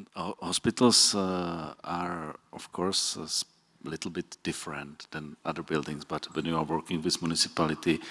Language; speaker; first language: English; non-native, fluent; Czech